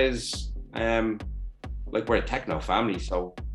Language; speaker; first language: English; native; English